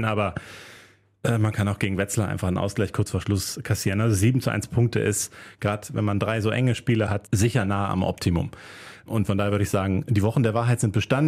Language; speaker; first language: German; native; German